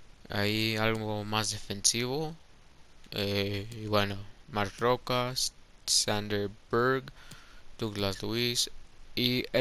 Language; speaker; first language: Spanish; early bilingual, heritage; Spanish